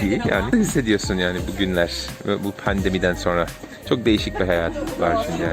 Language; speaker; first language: Turkish; non-native, learner; English